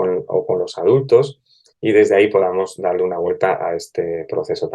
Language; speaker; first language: Spanish; native; Spanish